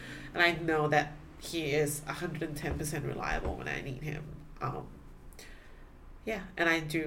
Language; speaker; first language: English; non-native, local second language; Chinese